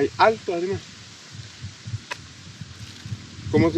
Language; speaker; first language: Spanish; non-native, fluent; French